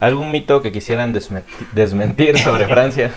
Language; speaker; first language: Spanish; native; Spanish